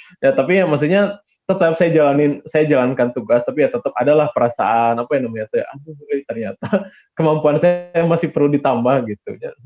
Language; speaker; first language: Indonesian; native; Indonesian